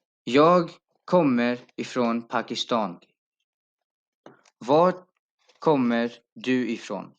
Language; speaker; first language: Swedish; non-native, fluent; Urdu